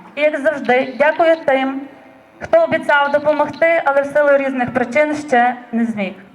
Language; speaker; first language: Ukrainian; native; Ukrainian